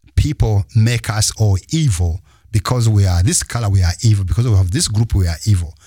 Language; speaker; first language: English; non-native, local second language; Kinyarwanda